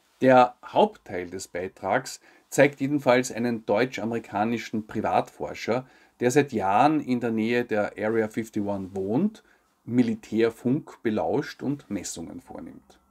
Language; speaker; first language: German; native; German